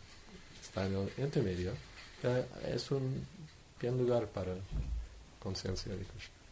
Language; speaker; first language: Spanish; non-native, fluent; English